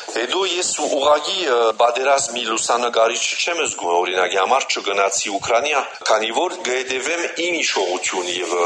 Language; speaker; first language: Armenian; early bilingual, heritage; Armenian